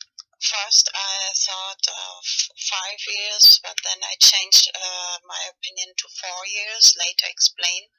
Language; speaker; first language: English; non-native, learner; German